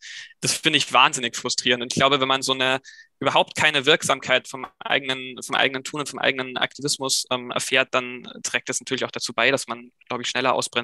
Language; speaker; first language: German; native; German